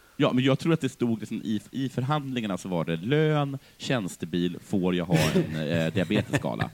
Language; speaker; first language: Swedish; native; Swedish